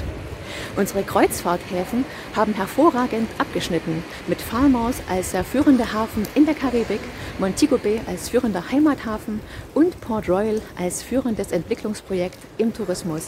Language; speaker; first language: German; native; German